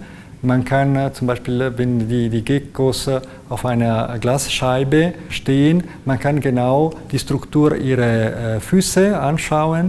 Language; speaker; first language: German; non-native, local second language; Italian